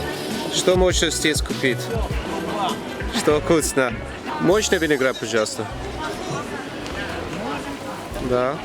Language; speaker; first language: Russian; non-native, fluent; English